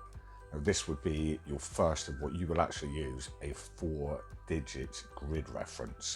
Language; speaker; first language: English; native; English